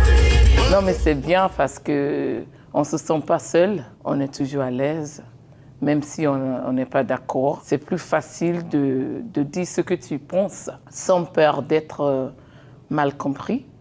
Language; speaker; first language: French; non-native, fluent; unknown